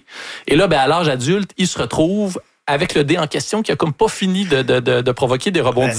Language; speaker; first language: French; native; French